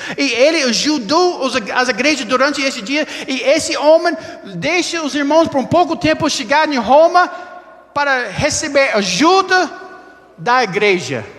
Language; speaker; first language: Portuguese; non-native, learner; English